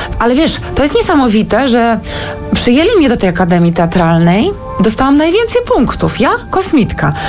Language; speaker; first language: Polish; early bilingual, heritage; Polish